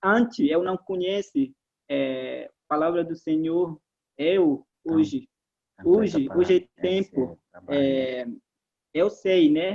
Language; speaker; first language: Portuguese; non-native, local second language; Ticuna